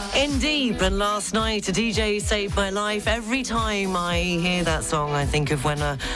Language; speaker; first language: English; native; English